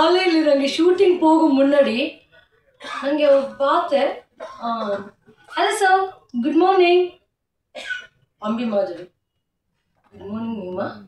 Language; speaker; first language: Tamil; non-native, learner; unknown